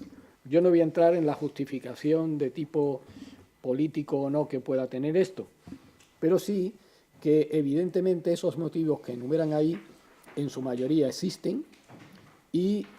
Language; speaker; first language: Spanish; native; Spanish